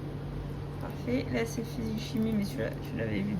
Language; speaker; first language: French; native; French